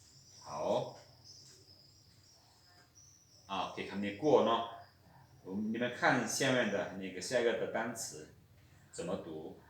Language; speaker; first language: Chinese; non-native, fluent; Lao